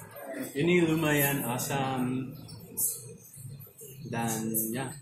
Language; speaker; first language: Indonesian; non-native, learner; English